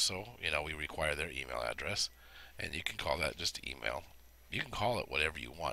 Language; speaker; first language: English; native; English